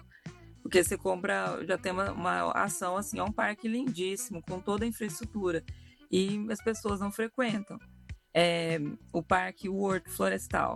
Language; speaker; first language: Portuguese; native; Portuguese